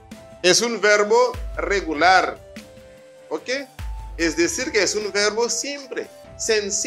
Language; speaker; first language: Spanish; non-native, fluent; Haitian Creole